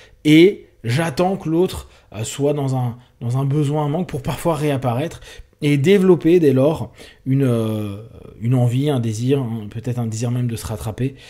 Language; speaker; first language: French; native; French